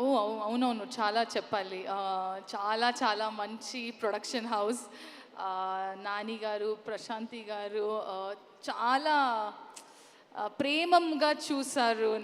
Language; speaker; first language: Telugu; non-native, learner; Kannada